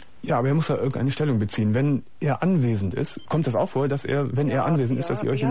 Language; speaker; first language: German; native; German